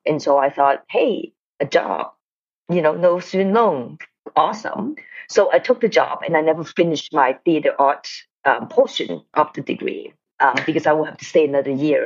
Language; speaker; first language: English; non-native, local second language; Cantonese